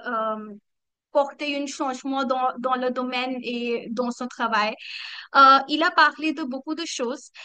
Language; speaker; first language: French; non-native, learner; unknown